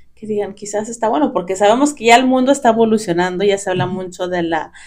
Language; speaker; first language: Spanish; early bilingual, heritage; Spanish